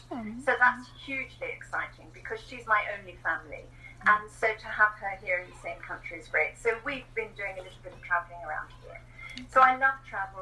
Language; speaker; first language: English; native; English